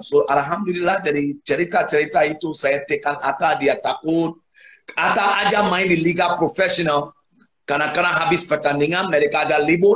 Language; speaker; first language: Indonesian; non-native, fluent; English